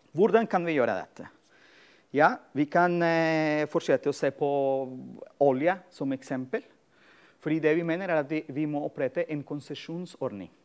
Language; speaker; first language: Norwegian; non-native, fluent; Spanish